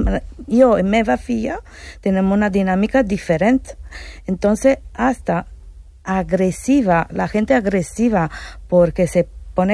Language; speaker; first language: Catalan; non-native, learner; Spanish